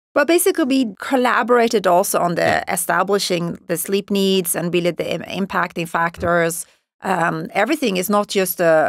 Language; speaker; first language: English; non-native, fluent; Swedish